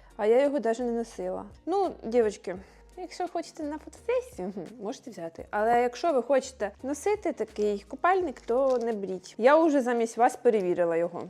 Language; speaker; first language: Ukrainian; non-native, local second language; Russian